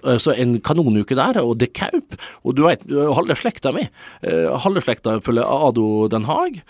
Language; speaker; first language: Norwegian; early bilingual, other home language; Dutch